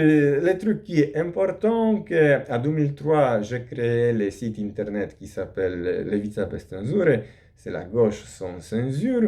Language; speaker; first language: French; non-native, learner; Polish